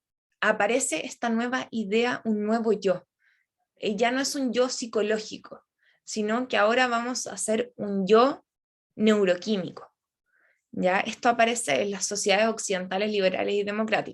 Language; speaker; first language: Spanish; native; Spanish